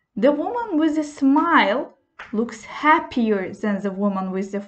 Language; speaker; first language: English; non-native, fluent; Azerbaijani